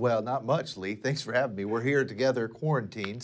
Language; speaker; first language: English; native; English